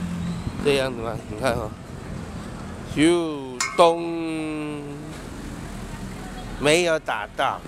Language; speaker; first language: Chinese; native; Chinese